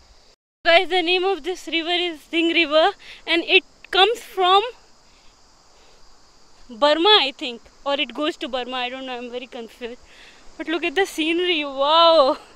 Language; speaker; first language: English; non-native, local second language; Hindi